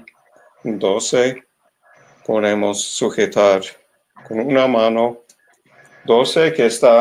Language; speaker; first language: Spanish; non-native, learner; English